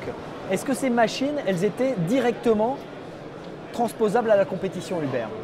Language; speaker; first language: French; native; French